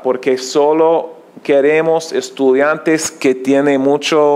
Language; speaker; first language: Spanish; non-native, learner; English